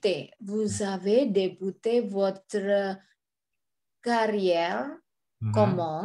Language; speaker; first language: French; non-native, learner; Indonesian